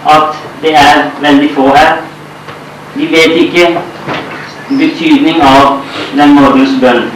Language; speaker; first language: Norwegian; non-native, fluent; Urdu